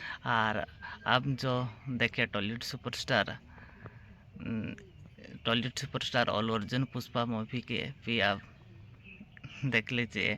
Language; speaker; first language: Hindi; non-native, local second language; Odia